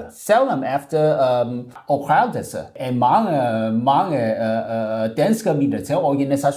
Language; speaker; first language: Danish; non-native, learner; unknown